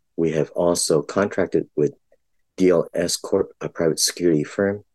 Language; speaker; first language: English; non-native, local second language; Filipino